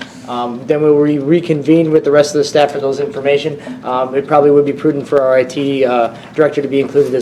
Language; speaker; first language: English; native; English